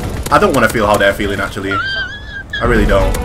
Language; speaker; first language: English; native; English